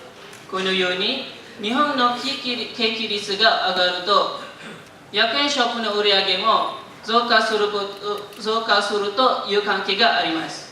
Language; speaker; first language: Japanese; non-native, learner; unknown